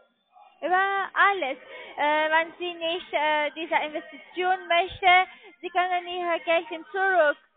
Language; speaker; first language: German; non-native, learner; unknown